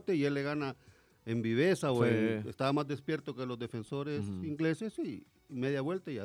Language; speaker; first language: Spanish; native; Spanish